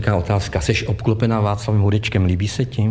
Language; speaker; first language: Czech; native; Czech